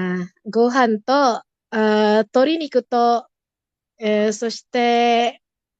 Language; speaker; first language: Japanese; non-native, learner; Malay